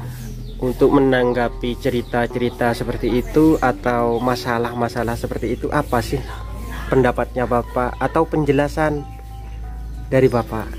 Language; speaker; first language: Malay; non-native, local second language; Javanese